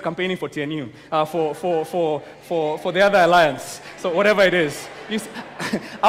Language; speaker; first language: English; non-native, local second language; Kikuyu